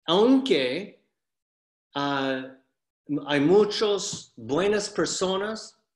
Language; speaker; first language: Spanish; non-native, fluent; English